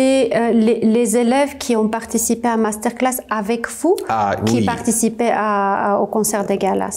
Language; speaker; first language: French; non-native, fluent; Armenian